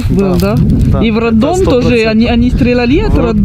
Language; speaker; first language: Russian; non-native, fluent; French